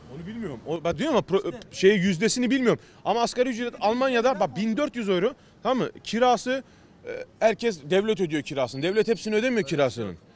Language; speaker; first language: Turkish; early bilingual, heritage; Turkish